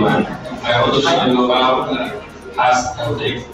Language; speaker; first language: English; non-native, learner; Thai